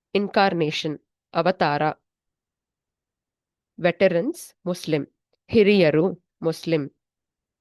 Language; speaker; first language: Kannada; native; Kannada